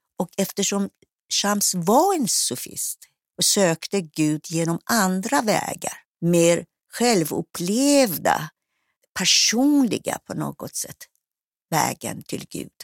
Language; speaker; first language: Swedish; non-native, fluent; Persian